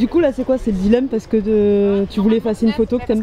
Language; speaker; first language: French; native; French